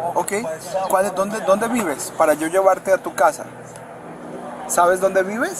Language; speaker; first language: Spanish; early bilingual, heritage; Spanish